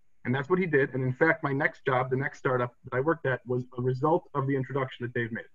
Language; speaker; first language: English; native; English